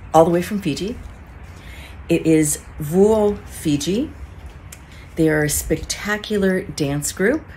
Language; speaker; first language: English; native; English